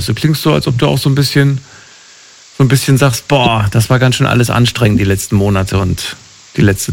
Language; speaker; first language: German; native; German